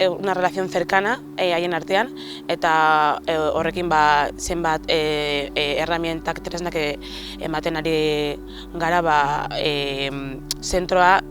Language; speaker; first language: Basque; non-native, local second language; Spanish